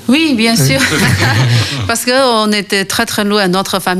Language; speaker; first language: French; non-native, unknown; Chinese